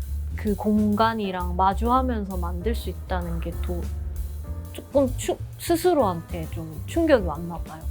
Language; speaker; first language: Korean; native; Korean